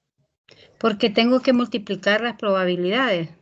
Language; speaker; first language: Spanish; native; Spanish